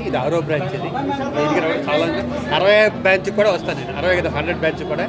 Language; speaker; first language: Telugu; native; Telugu